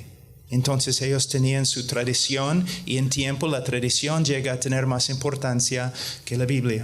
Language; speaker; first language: Spanish; non-native, fluent; English